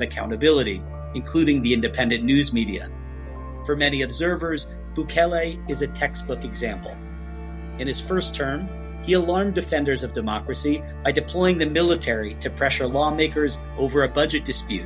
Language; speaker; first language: English; native; English